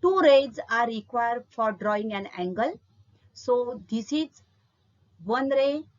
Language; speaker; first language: English; non-native, local second language; Marathi